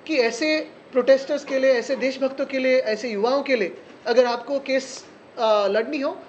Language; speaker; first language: Hindi; non-native, local second language; Marathi